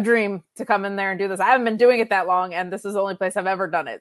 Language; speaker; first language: English; native; English